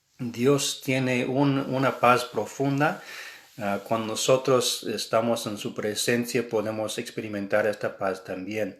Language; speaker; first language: Spanish; non-native, fluent; English